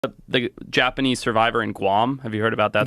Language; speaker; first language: English; native; English